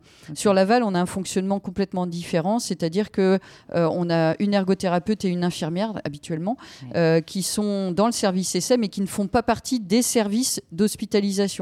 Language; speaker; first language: French; native; French